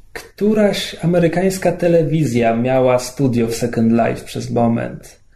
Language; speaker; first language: Polish; native; Polish